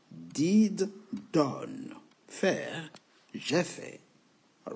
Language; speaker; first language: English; non-native, fluent; French